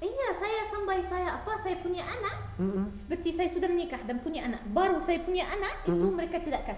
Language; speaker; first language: Indonesian; non-native, learner; Arabic